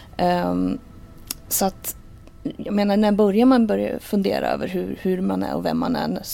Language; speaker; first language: Swedish; native; Swedish